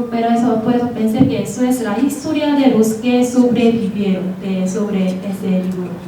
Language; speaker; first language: Spanish; non-native, learner; Korean